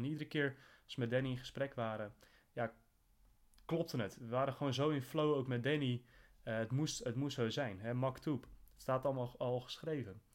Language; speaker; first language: Dutch; native; Dutch